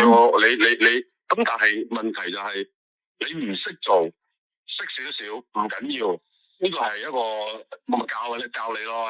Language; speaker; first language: Cantonese; native; Cantonese